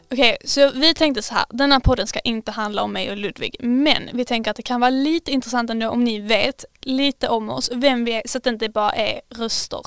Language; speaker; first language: Swedish; native; Swedish